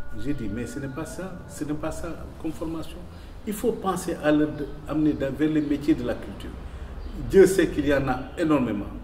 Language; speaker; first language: French; non-native, local second language; Wolof